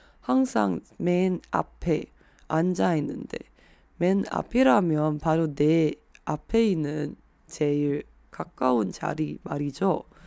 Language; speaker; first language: Korean; non-native, fluent; Chinese